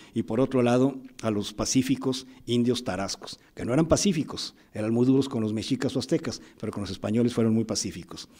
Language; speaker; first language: Spanish; native; Spanish